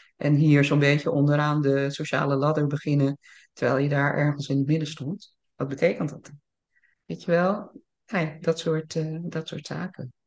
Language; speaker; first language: Dutch; early bilingual, other home language; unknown